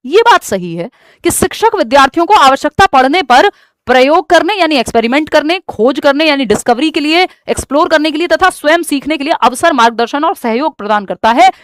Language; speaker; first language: Hindi; native; Hindi